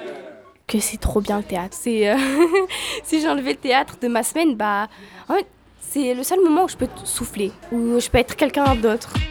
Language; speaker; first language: French; native; French